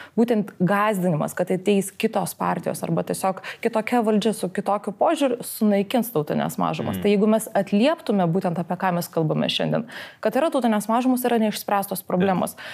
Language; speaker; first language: Lithuanian; non-native, local second language; Polish